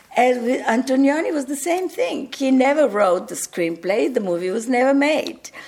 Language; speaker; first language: English; early bilingual, other home language; Bulgarian